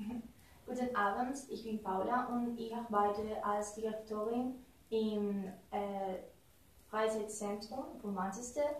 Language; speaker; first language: German; non-native, learner; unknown